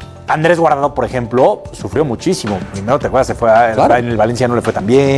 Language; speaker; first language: Spanish; native; Spanish